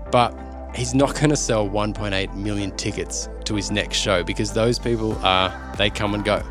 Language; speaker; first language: English; native; English